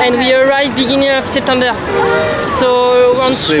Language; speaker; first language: English; non-native, fluent; French